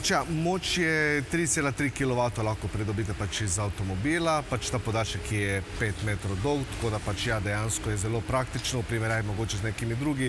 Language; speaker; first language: Slovenian; native; Slovenian